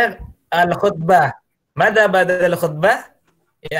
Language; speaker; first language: Arabic; non-native, learner; Indonesian